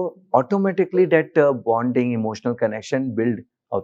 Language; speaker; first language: Telugu; non-native, learner; Hindi